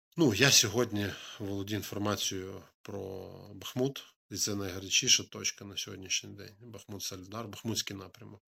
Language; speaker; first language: Ukrainian; native; Ukrainian